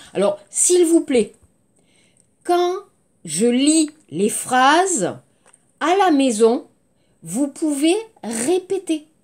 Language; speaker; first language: French; native; French